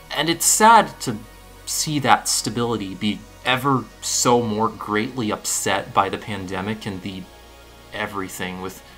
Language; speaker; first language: English; native; English